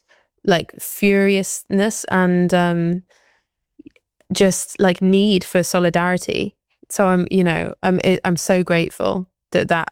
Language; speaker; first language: English; native; English